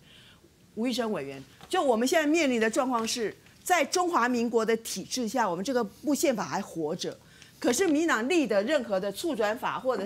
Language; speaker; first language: Chinese; native; Chinese